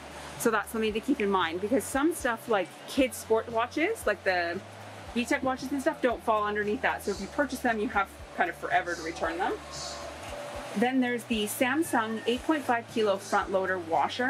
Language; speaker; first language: English; native; English